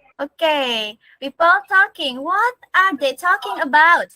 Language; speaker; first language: English; non-native, learner; Indonesian